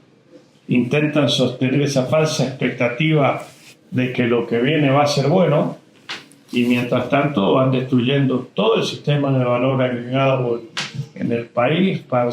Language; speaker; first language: Spanish; native; Spanish